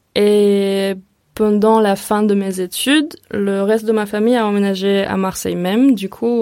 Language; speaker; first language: French; early bilingual, other home language; Hebrew